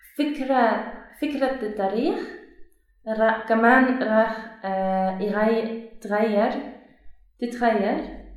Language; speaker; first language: Arabic; non-native, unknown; Dutch